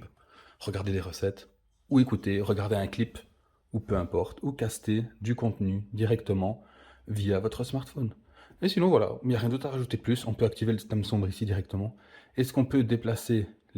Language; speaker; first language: French; native; French